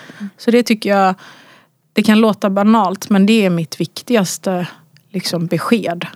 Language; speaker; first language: Swedish; early bilingual, other home language; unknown